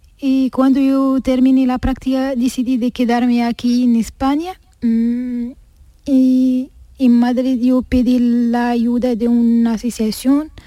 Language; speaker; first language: Spanish; non-native, learner; Arabic